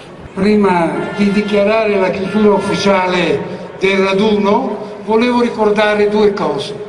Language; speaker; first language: Italian; native; Italian